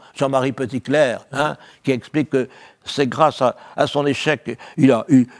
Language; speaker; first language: French; native; French